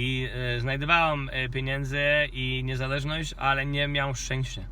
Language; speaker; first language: Polish; non-native, fluent; Kinyarwanda